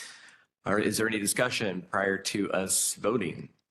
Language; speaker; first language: English; native; English